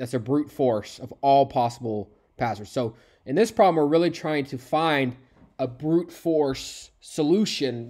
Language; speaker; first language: English; native; English